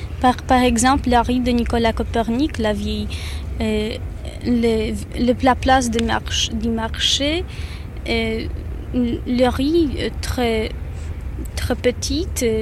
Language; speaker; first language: French; non-native, learner; Polish